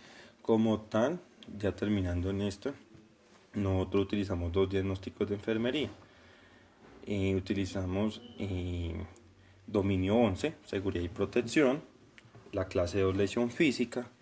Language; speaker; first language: Spanish; native; Spanish